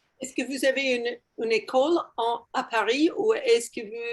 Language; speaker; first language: French; non-native, learner; English